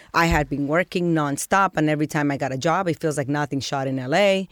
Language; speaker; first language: English; early bilingual, other home language; Spanish